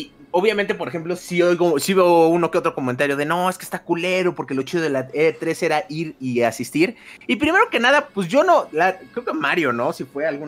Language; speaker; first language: Spanish; native; Spanish